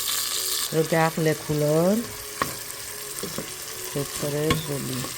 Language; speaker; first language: French; non-native, learner; Persian